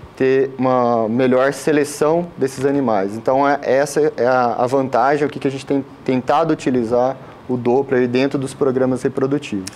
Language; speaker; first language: Portuguese; native; Portuguese